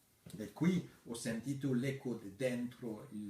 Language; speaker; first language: Italian; non-native, fluent; French